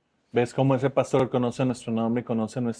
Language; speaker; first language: Spanish; native; Spanish